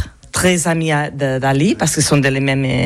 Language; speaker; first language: French; non-native, learner; Catalan